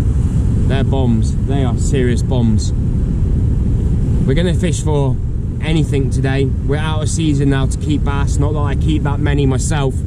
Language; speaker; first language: English; native; English